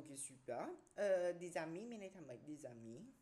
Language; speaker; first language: French; non-native, fluent; Khmer